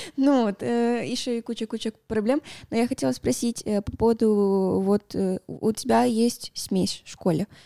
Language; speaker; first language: Russian; non-native, fluent; Spanish